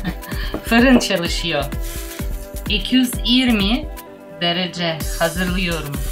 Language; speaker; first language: Turkish; non-native, learner; Russian